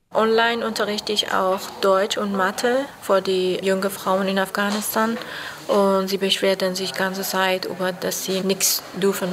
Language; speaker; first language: German; non-native, fluent; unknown